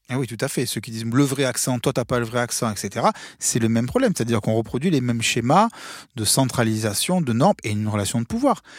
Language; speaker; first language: French; native; French